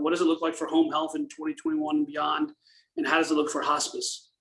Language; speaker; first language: English; native; English